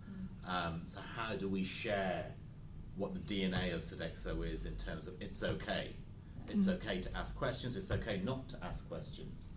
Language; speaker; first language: English; native; English